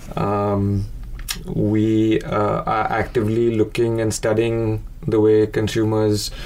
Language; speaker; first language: English; non-native, local second language; Hindi